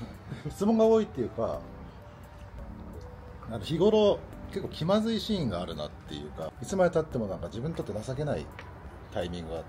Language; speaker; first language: Japanese; native; Japanese